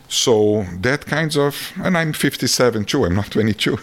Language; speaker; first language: English; non-native, fluent; Portuguese